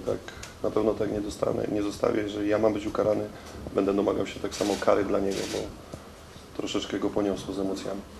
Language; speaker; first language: Polish; native; Polish